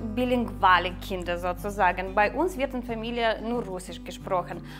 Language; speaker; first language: German; non-native, fluent; Russian